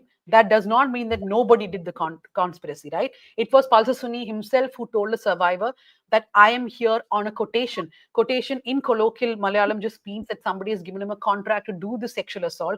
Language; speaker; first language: English; non-native, local second language; Malayalam